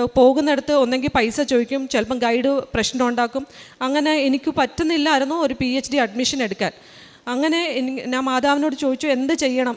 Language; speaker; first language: Malayalam; early bilingual, heritage; Malayalam